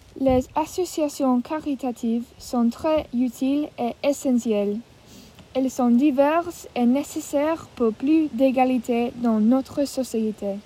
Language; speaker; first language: French; non-native, learner; English